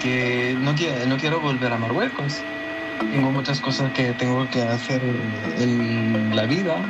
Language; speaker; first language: Spanish; non-native, local second language; Arabic